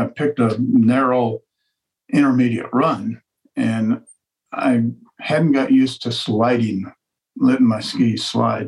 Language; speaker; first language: English; native; English